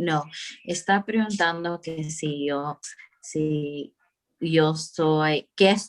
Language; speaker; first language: Spanish; early bilingual, heritage; Spanish